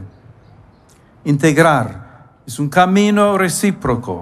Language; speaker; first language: Spanish; non-native, fluent; English